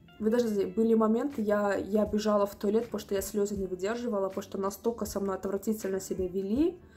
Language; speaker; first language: Russian; native; Russian